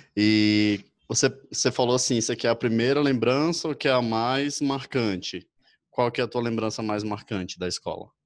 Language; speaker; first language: Portuguese; native; Portuguese